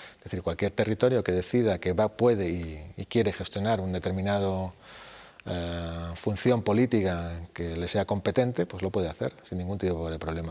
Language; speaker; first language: Spanish; native; Spanish